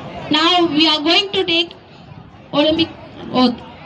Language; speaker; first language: English; non-native, local second language; Tamil